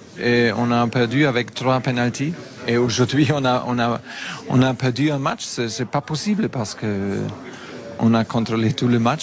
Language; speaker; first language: French; non-native, fluent; German